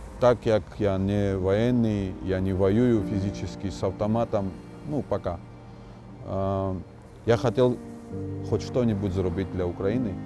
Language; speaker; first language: Russian; non-native, local second language; Georgian